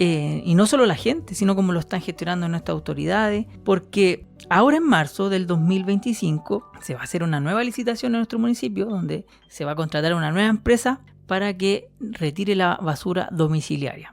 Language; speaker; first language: Spanish; native; Spanish